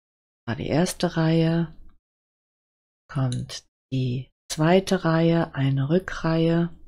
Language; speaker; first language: German; native; German